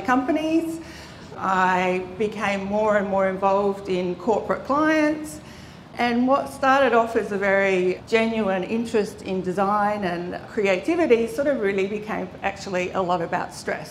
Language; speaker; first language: English; native; English